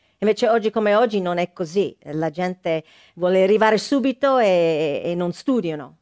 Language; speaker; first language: Italian; non-native, fluent; English